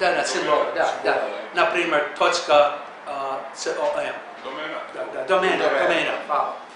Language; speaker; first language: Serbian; non-native, learner; English